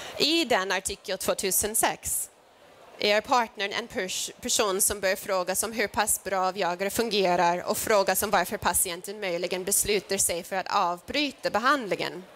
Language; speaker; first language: Swedish; non-native, fluent; English